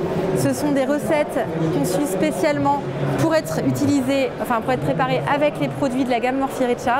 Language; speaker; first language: French; native; French